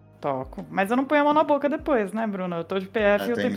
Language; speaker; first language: Portuguese; native; Portuguese